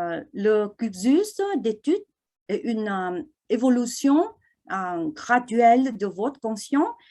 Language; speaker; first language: French; non-native, fluent; Vietnamese